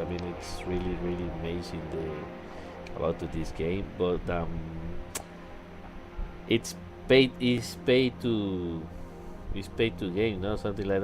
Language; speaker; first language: English; non-native, learner; Spanish